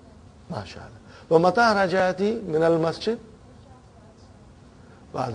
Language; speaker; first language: Arabic; non-native, fluent; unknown